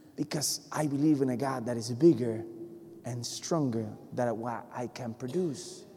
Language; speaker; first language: English; non-native, fluent; Spanish